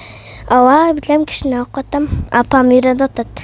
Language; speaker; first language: Kyrgyz; early bilingual, heritage; Kyrgyz